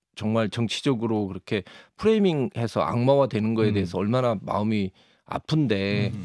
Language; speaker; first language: Korean; native; Korean